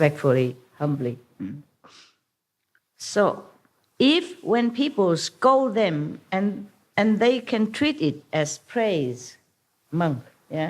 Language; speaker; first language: English; non-native, fluent; Vietnamese